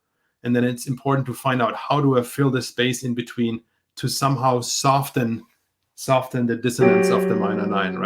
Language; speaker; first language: English; non-native, fluent; German